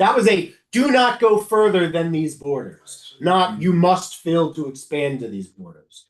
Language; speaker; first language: English; native; English